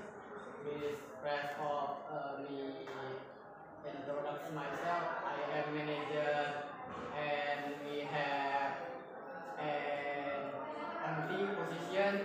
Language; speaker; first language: English; non-native, learner; Indonesian